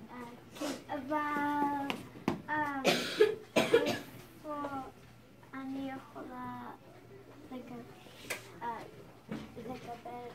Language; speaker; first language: Hebrew; non-native, learner; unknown